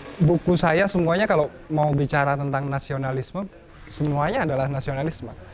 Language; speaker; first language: Indonesian; non-native, local second language; Madurese